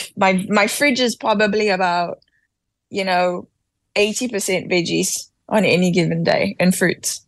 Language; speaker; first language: English; native; English